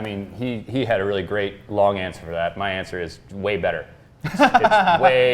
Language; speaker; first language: English; native; English